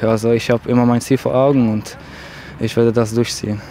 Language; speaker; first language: German; non-native, fluent; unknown